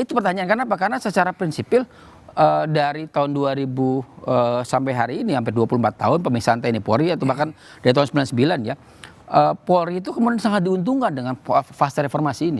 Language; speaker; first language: Indonesian; native; Indonesian